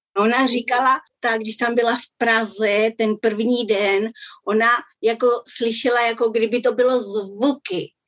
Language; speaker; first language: Czech; early bilingual, other home language; Spanish